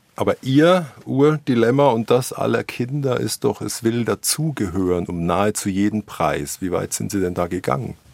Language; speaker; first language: German; native; German